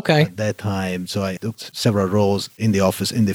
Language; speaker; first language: English; non-native, fluent; Italian